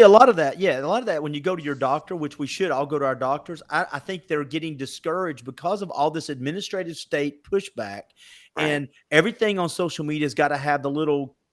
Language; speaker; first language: English; native; English